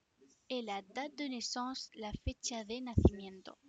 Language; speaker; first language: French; non-native, fluent; Spanish